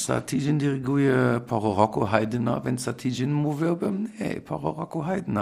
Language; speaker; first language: Polish; non-native, fluent; German